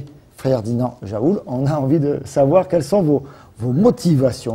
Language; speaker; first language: French; native; French